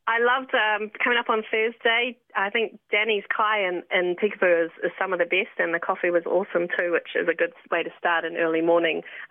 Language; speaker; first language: English; native; English